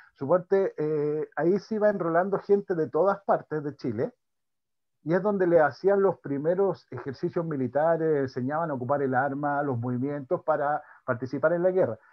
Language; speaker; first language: Spanish; native; Spanish